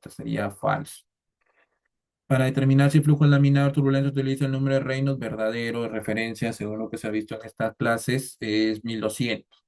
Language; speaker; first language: Spanish; native; Spanish